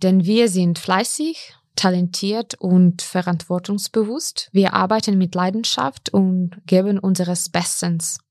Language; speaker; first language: German; non-native, fluent; Ukrainian